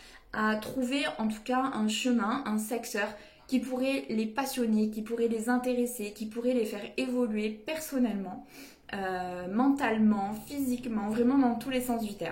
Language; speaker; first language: French; native; French